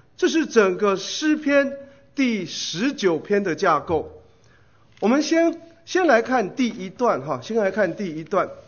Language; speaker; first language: Chinese; native; Chinese